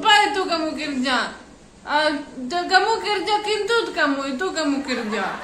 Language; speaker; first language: Indonesian; non-native, learner; Russian